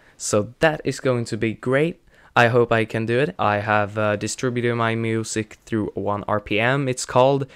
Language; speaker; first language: English; non-native, fluent; Swedish